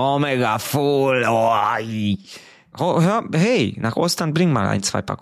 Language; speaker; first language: German; non-native, fluent; Hungarian